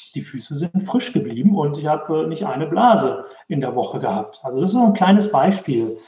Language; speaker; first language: German; native; German